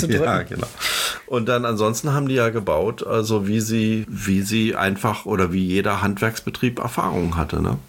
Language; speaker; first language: German; native; German